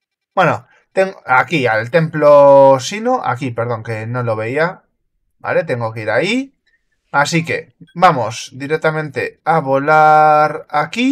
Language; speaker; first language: Spanish; native; Spanish